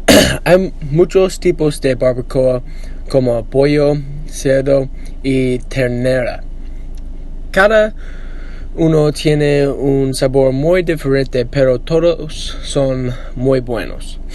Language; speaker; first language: Spanish; non-native, learner; English